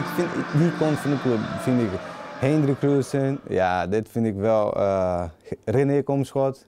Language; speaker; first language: Dutch; non-native, learner; Portuguese